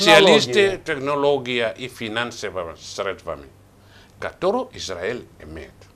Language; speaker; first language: Russian; non-native, learner; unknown